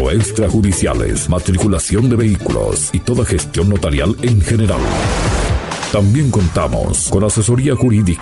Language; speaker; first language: Spanish; native; Spanish